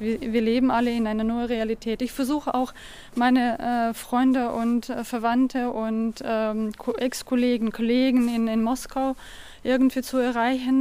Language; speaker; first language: German; non-native, fluent; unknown